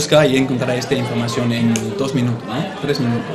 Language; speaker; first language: Spanish; non-native, fluent; English